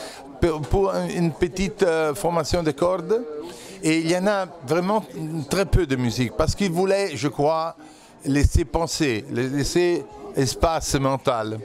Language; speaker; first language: French; non-native, fluent; Italian